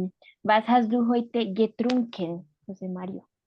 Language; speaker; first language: German; non-native, fluent; Spanish